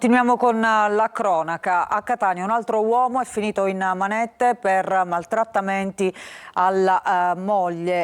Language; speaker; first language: Italian; native; Italian